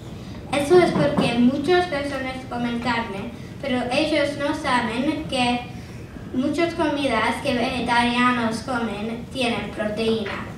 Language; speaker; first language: Spanish; non-native, learner; English